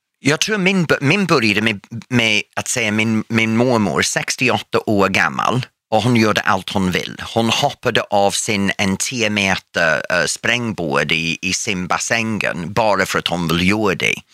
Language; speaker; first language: Swedish; non-native, fluent; English